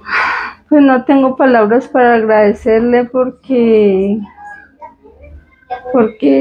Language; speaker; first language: Spanish; native; Spanish